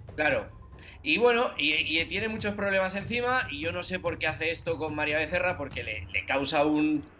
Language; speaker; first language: Spanish; native; Spanish